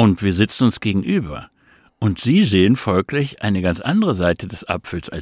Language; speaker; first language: German; native; German